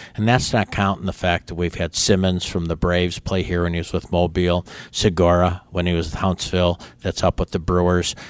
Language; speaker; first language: English; native; English